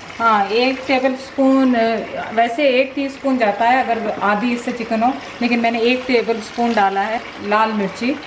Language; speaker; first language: Urdu; native; Urdu